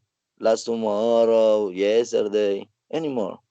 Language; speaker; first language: English; non-native, learner; Spanish